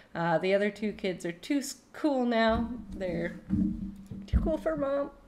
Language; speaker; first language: English; native; English